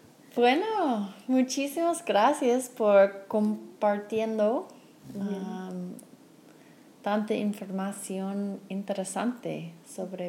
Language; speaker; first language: Spanish; non-native, fluent; English